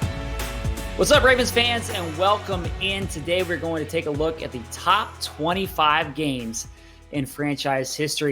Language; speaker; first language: English; native; English